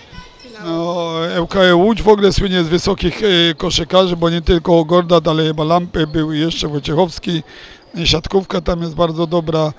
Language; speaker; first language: Polish; native; Polish